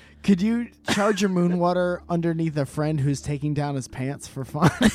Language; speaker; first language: English; native; English